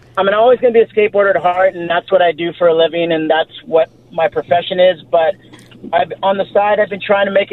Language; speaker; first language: English; native; English